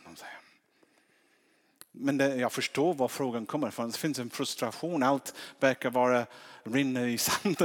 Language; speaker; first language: Swedish; non-native, fluent; English